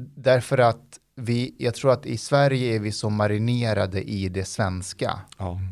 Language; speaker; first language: Swedish; early bilingual, other home language; Persian